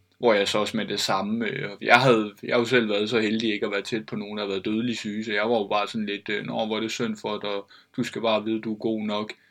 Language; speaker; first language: Danish; native; Danish